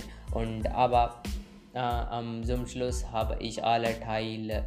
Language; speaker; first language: German; non-native, learner; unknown